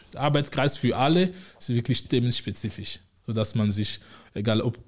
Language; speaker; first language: German; non-native, fluent; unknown